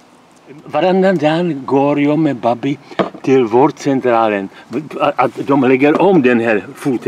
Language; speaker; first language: Swedish; non-native, learner; Czech